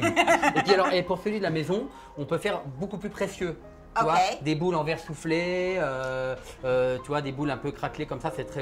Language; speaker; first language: French; native; French